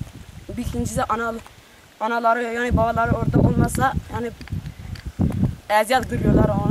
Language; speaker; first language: Turkish; non-native, local second language; Kurdish